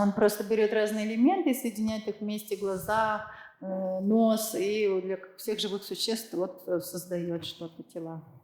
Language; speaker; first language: Russian; native; Russian